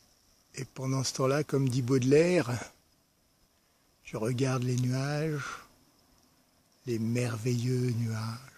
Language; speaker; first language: French; native; French